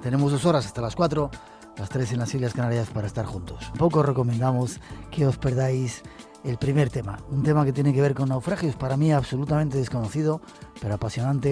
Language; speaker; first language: Spanish; native; Spanish